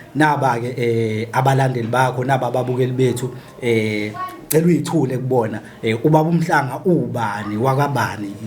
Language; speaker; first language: Zulu; native; Zulu